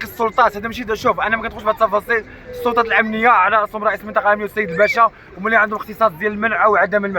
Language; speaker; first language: Arabic; native; Arabic